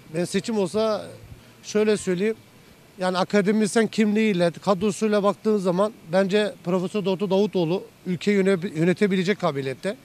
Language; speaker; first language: Turkish; native; Turkish